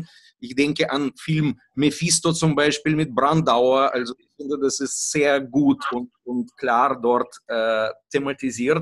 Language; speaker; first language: German; non-native, fluent; Russian